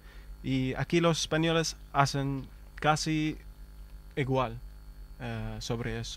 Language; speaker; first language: Spanish; non-native, learner; Arabic